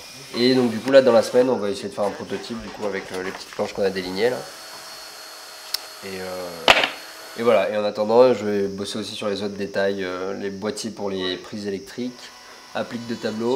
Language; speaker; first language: French; native; French